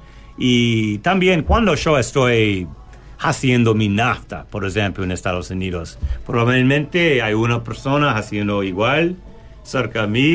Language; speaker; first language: Spanish; non-native, learner; English